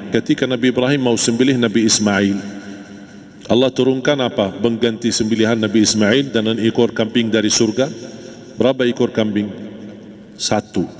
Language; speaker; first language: Malay; non-native, fluent; Arabic